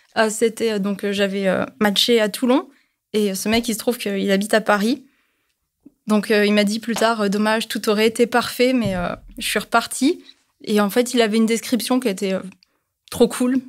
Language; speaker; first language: French; native; French